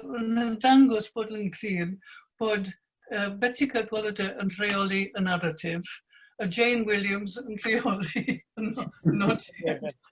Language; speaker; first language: Welsh; non-native, fluent; English